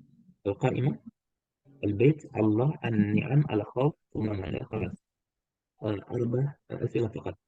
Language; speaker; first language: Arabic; non-native, fluent; Indonesian